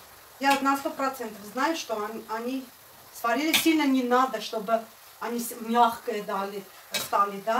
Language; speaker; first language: Russian; non-native, fluent; Armenian